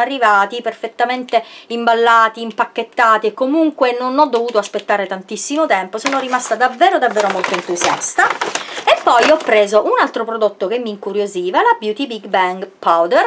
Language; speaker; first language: Italian; native; Italian